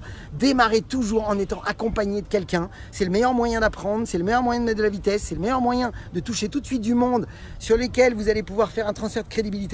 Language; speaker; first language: French; native; French